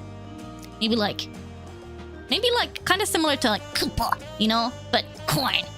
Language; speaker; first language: English; native; English